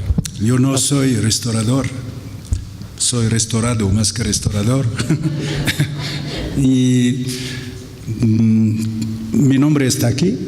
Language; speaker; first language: Spanish; non-native, fluent; Arabic